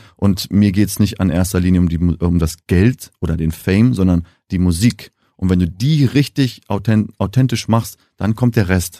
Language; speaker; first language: German; early bilingual, heritage; German